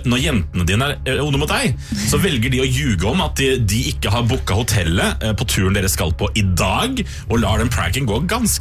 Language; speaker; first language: Norwegian; native; Norwegian